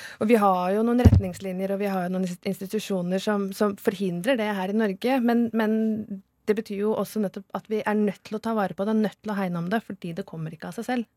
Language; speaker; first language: Norwegian; native; Norwegian